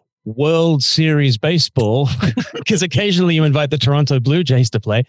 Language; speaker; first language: English; native; English